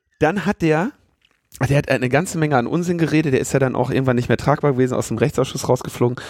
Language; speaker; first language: German; native; German